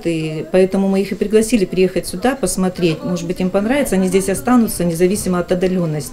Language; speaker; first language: Russian; native; Russian